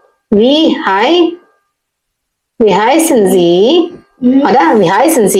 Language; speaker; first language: German; non-native, learner; Indonesian